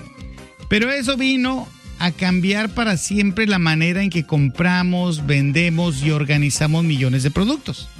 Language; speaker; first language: Spanish; native; Spanish